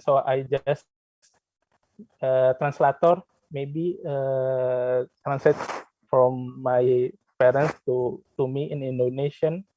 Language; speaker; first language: English; non-native, learner; Indonesian